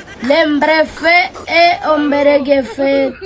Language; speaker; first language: French; non-native, learner; Kinyarwanda